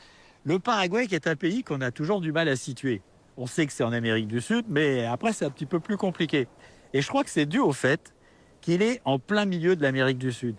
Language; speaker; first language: French; native; French